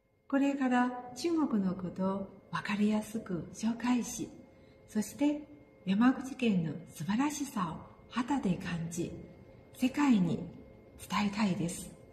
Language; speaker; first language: Japanese; non-native, fluent; Chinese